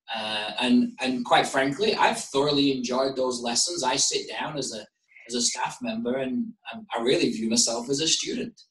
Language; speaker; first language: English; native; English